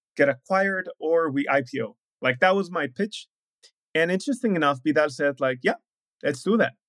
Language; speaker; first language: English; non-native, fluent; Spanish